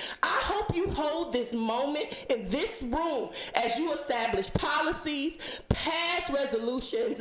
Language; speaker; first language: English; native; English